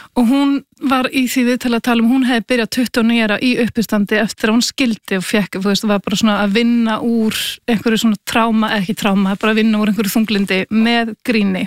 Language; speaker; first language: Icelandic; native; Icelandic